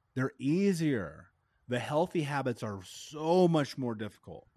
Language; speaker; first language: English; native; English